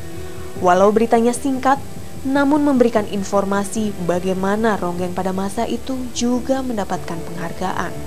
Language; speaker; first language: Indonesian; native; Indonesian